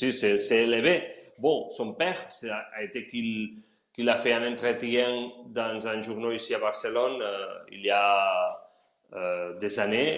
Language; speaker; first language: French; non-native, learner; Spanish